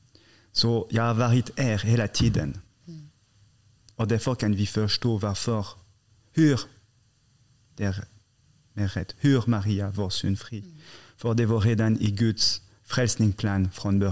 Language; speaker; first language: Swedish; non-native, fluent; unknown